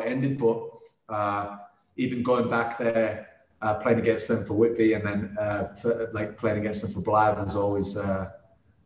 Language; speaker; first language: English; native; English